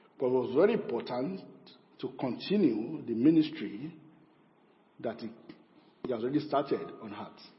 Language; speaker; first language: English; non-native, local second language; Yoruba